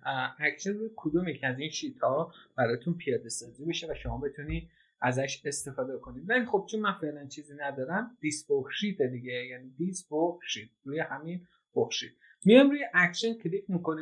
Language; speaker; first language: Persian; native; Persian